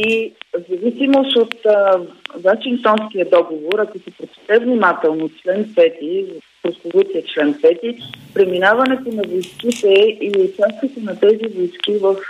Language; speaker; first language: Bulgarian; native; Bulgarian